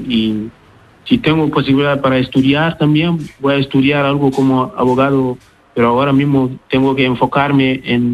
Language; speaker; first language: Spanish; non-native, learner; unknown